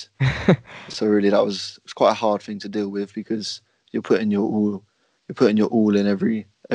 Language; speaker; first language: English; native; English